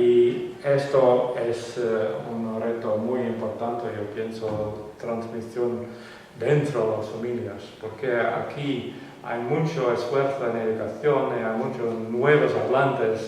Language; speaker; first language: Spanish; non-native, fluent; Western Frisian